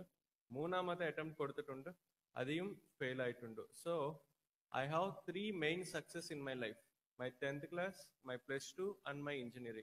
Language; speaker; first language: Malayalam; non-native, learner; Telugu